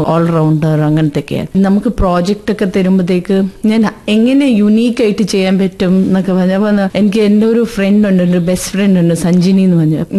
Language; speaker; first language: Malayalam; early bilingual, heritage; Malayalam